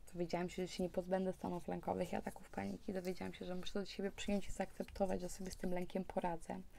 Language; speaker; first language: Polish; early bilingual, heritage; Polish